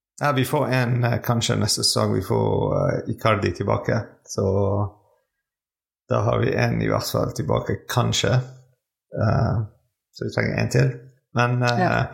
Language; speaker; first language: Norwegian; non-native, fluent; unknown